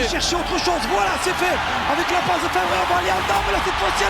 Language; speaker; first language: French; native; French